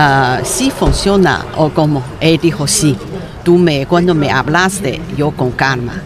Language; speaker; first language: Spanish; non-native, learner; Chinese